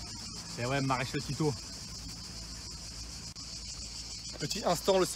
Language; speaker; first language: French; native; French